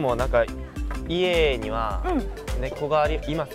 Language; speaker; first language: Japanese; non-native, learner; Korean